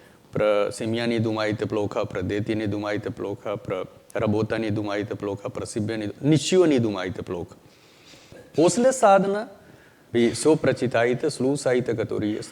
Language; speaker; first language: Russian; non-native, learner; Hindi